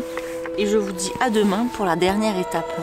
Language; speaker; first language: French; native; French